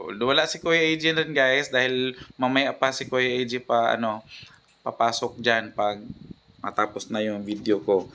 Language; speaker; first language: Filipino; non-native, local second language; Cebuano